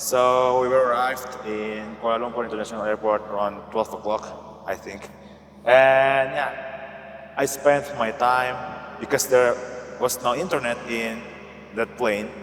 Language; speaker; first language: English; non-native, learner; Indonesian